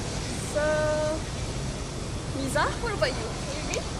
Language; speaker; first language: English; non-native, learner; Malay